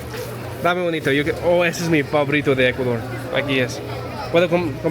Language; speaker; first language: Spanish; non-native, learner; English